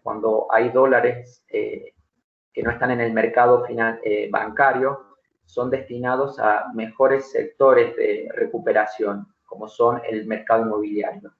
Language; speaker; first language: Spanish; native; Spanish